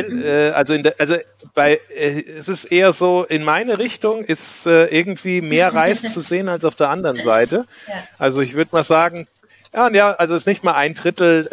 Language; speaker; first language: German; native; German